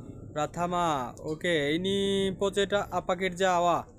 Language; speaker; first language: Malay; non-native, learner; Bangla